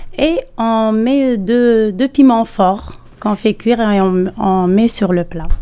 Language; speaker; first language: French; non-native, local second language; Arabic